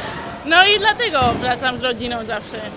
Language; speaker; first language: Polish; early bilingual, heritage; Spanish